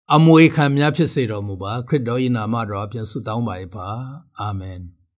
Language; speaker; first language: Burmese; non-native, local second language; Tedim Chin